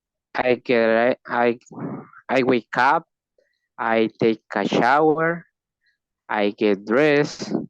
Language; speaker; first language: English; non-native, learner; Spanish